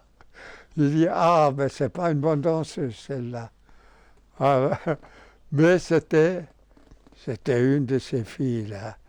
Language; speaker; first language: French; non-native, local second language; German